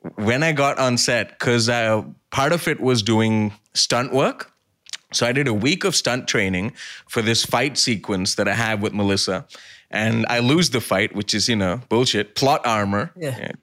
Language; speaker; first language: English; early bilingual, other home language; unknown